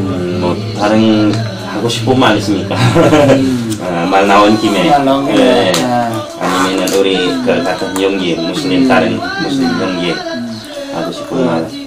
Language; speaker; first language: Korean; non-native, learner; Indonesian